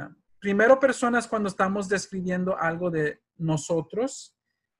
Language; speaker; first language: Spanish; early bilingual, heritage; Spanish